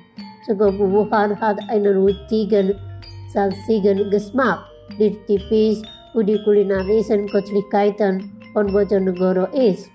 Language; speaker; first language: German; non-native, fluent; Indonesian